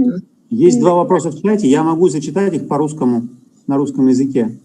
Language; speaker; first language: Russian; native; Russian